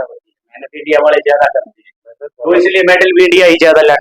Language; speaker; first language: Hindi; native; Hindi